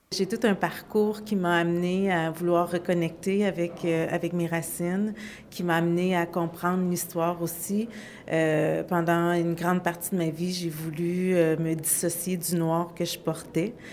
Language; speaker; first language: French; native; French